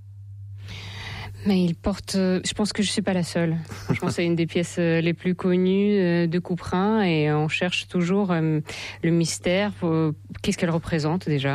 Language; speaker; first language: French; non-native, fluent; Russian